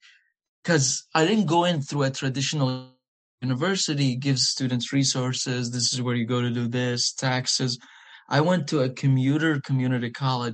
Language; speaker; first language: English; non-native, fluent; Arabic